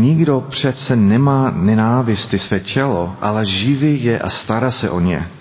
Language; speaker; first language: Czech; non-native, learner; English